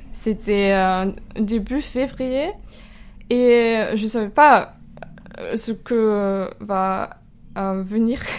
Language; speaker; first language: French; non-native, fluent; German